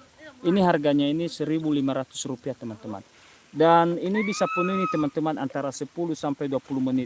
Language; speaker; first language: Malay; non-native, local second language; Nias